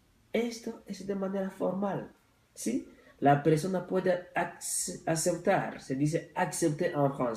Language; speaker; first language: Spanish; non-native, fluent; French